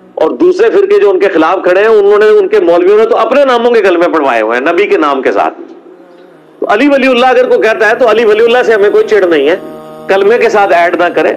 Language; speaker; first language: Urdu; non-native, local second language; Punjabi